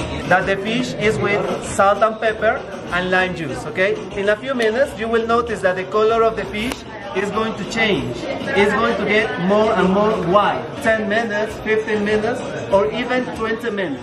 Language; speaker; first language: English; non-native, fluent; Spanish